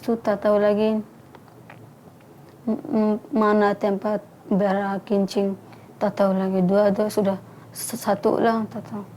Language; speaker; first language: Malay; non-native, learner; Bangla